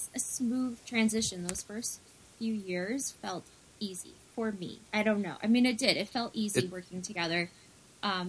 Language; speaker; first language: English; native; English